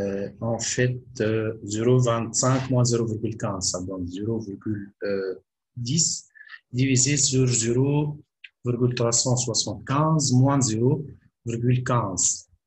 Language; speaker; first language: French; non-native, local second language; Arabic